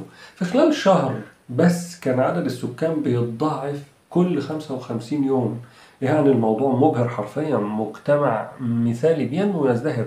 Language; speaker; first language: Arabic; native; Arabic